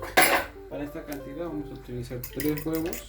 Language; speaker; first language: Spanish; native; Spanish